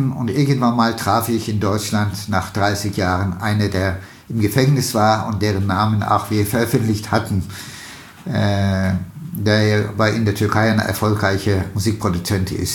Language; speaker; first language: German; non-native, fluent; Turkish